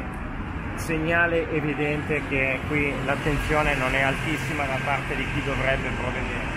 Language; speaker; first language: Italian; native; Italian